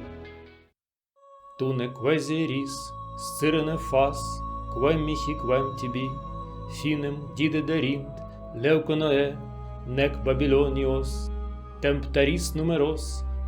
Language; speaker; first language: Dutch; non-native, learner; Russian